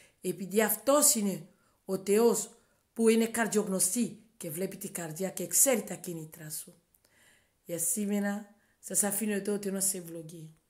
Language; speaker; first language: Greek; non-native, learner; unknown